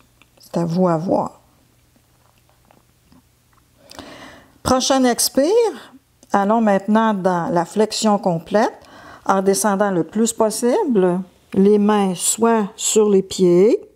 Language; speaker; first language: French; native; French